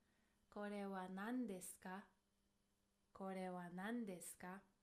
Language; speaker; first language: Japanese; non-native, fluent; English